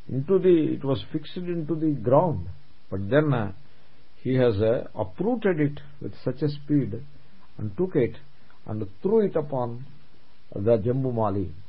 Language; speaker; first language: English; non-native, local second language; Telugu